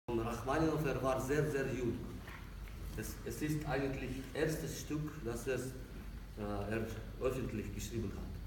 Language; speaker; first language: German; non-native, learner; Russian